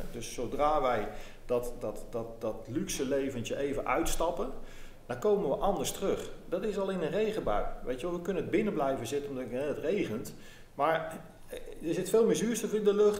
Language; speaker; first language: Dutch; native; Dutch